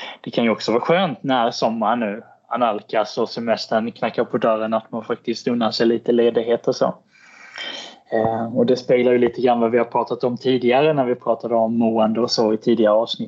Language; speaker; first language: Swedish; native; Swedish